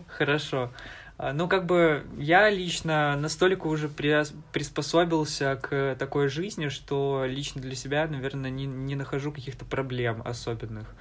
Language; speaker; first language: Russian; native; Russian